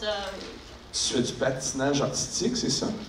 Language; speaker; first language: French; native; French